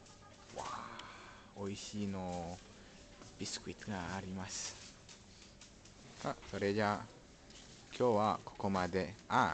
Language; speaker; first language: Japanese; non-native, learner; French